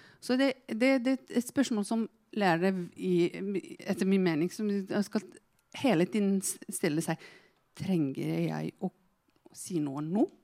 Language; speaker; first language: Norwegian; non-native, fluent; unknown